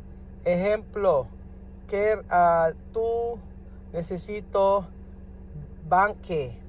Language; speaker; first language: Spanish; non-native, learner; Filipino